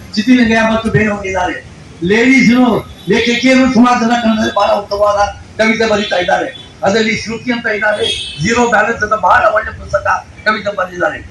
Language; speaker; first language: Kannada; non-native, local second language; Urdu